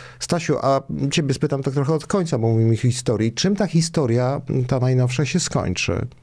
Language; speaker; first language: Polish; native; Polish